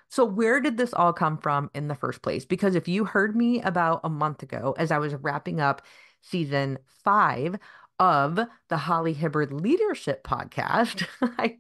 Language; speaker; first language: English; native; English